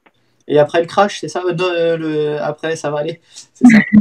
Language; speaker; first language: French; native; French